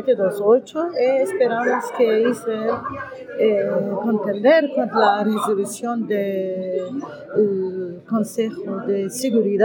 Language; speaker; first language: Spanish; non-native, learner; Arabic